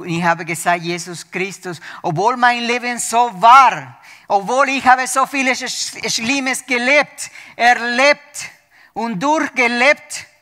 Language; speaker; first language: German; non-native, fluent; Spanish